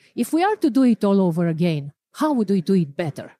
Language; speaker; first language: English; non-native, fluent; Romanian